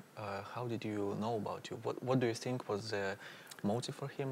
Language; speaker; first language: English; non-native, fluent; Russian